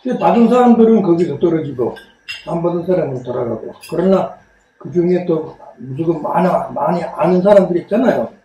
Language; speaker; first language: Korean; native; Korean